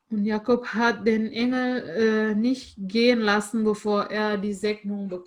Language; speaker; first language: German; non-native, fluent; Indonesian